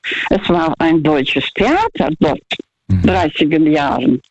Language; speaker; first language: German; non-native, fluent; Russian